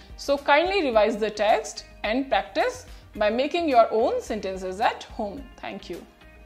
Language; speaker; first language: English; non-native, local second language; Hindi